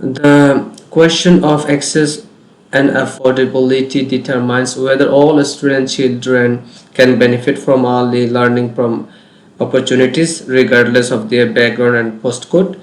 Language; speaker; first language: English; non-native, local second language; Bangla